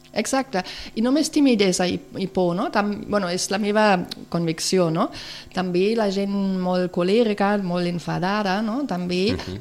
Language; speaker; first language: Catalan; non-native, local second language; Spanish